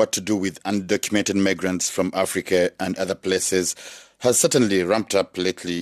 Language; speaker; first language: English; non-native, local second language; Kinyarwanda